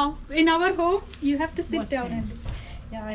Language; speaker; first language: English; non-native, local second language; Telugu